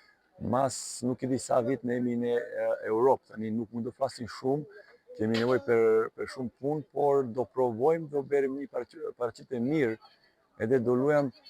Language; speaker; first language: Albanian; non-native, learner; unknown